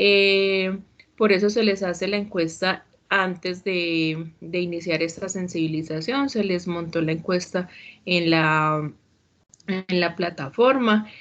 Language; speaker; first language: Spanish; native; Spanish